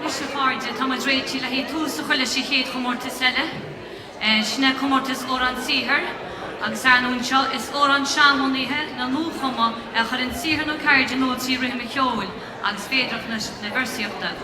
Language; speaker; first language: Irish; native; Irish